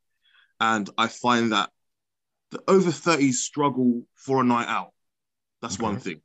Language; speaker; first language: English; native; English